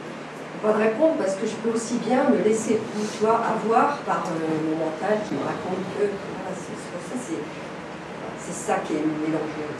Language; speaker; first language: French; native; French